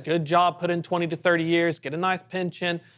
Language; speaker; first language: English; native; English